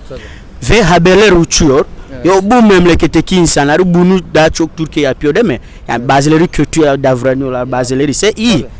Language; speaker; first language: Turkish; non-native, fluent; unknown